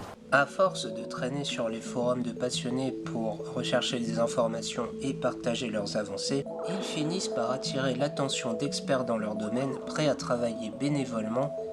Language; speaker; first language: French; native; French